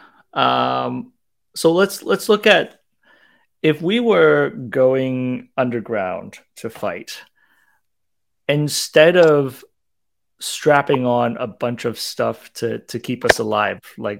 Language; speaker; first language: English; non-native, local second language; Cantonese